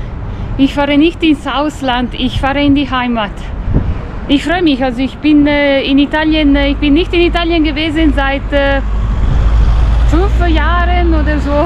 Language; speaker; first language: German; non-native, fluent; Italian